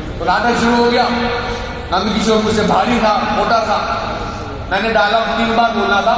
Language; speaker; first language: Hindi; native; Hindi